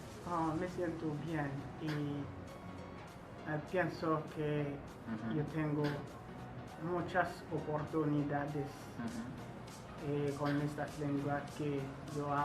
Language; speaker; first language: Spanish; non-native, learner; Haitian Creole